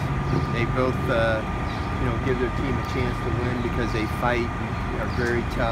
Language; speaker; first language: English; native; English